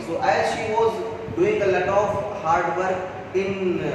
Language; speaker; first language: English; non-native, local second language; Hindi